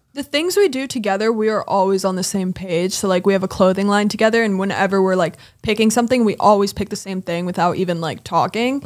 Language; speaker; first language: English; native; English